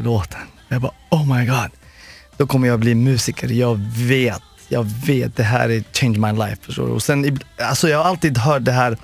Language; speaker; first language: Swedish; non-native, fluent; Arabic